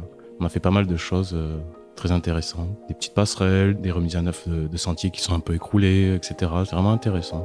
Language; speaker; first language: French; native; French